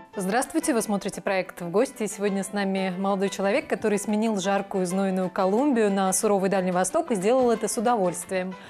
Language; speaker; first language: Russian; native; Russian